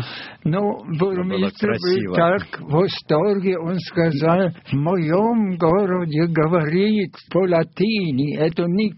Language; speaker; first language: Russian; non-native, fluent; German